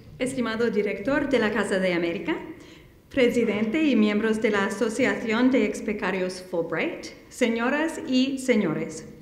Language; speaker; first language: Spanish; non-native, fluent; English